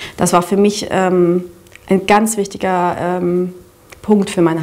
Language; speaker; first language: German; native; German